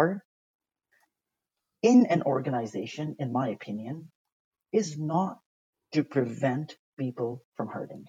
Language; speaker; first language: English; non-native, local second language; Urdu